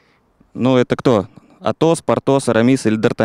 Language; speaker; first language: Russian; native; Russian